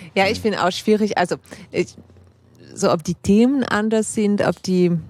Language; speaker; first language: German; native; German